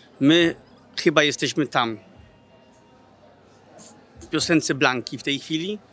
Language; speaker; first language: Polish; early bilingual, heritage; Polish